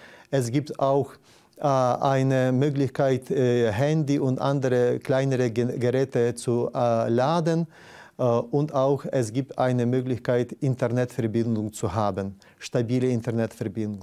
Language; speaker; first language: German; non-native, fluent; Ukrainian